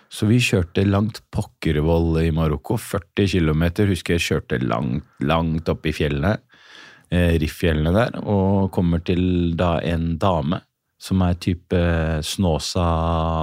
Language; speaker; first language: Norwegian; native; Norwegian